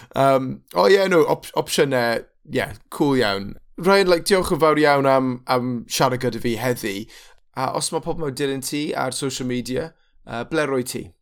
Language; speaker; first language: Welsh; non-native, local second language; English